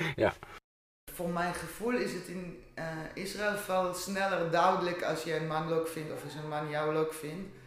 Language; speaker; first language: Dutch; non-native, fluent; Hebrew